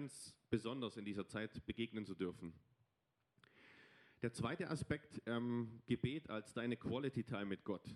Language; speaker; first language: German; native; German